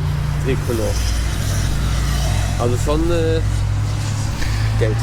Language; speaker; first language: German; early bilingual, heritage; Russian